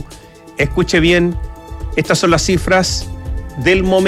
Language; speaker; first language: Spanish; native; Spanish